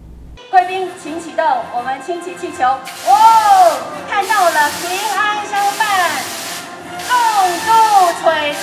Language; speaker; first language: Chinese; native; Chinese